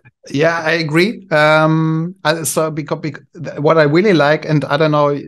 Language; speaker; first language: English; non-native, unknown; German